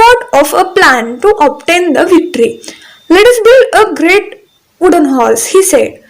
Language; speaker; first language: English; non-native, local second language; Marathi